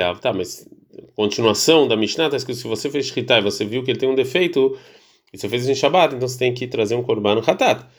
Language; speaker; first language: Portuguese; early bilingual, heritage; Portuguese